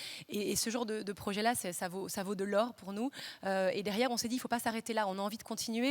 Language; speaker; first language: French; native; French